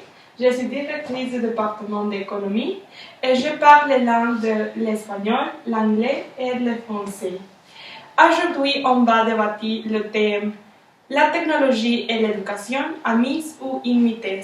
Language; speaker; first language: French; non-native, learner; Spanish